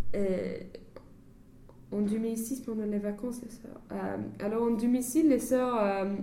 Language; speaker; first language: French; non-native, fluent; English